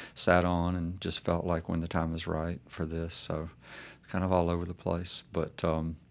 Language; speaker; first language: English; native; English